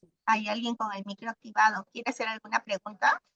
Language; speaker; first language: Spanish; native; Spanish